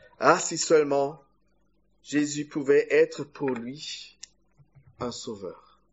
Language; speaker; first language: French; non-native, fluent; German